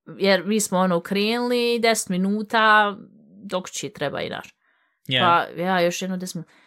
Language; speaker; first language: Bosnian; early bilingual, heritage; Bosnian